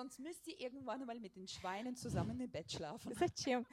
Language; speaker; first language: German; non-native, learner; Russian